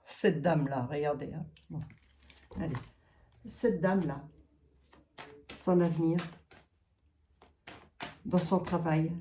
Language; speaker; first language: French; native; French